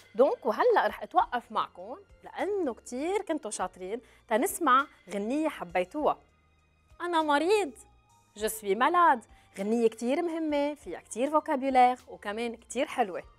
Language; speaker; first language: Arabic; native; Arabic